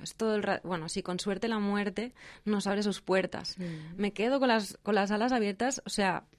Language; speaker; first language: Spanish; native; Spanish